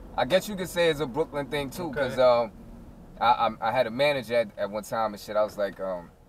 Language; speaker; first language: English; native; English